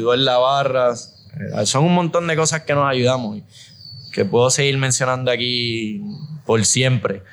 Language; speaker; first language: Spanish; native; Spanish